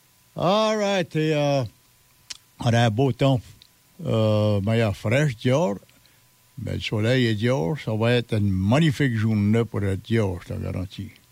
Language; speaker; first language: French; native; French